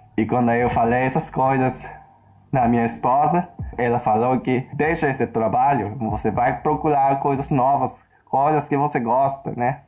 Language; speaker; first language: Portuguese; non-native, fluent; Japanese